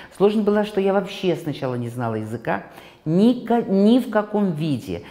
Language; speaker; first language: Russian; native; Russian